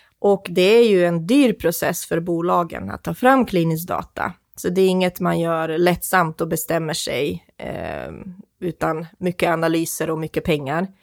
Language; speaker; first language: Swedish; non-native, fluent; Croatian